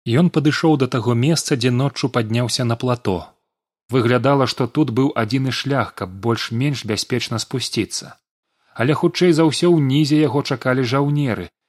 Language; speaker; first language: Belarusian; native; Belarusian